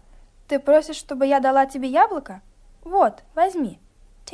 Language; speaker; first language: Russian; native; Russian